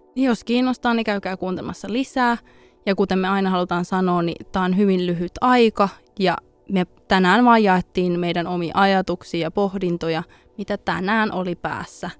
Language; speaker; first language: Finnish; native; Finnish